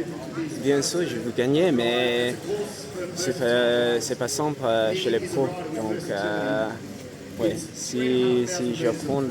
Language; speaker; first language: French; non-native, learner; English